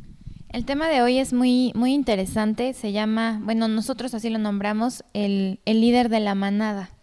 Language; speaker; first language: Spanish; native; Spanish